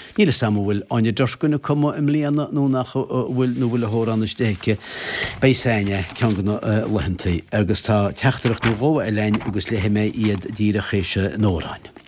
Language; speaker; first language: Irish; native; Irish